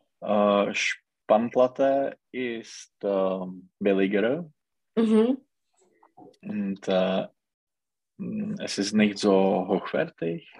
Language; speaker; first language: German; non-native, learner; Czech